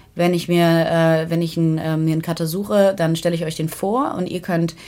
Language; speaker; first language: German; native; German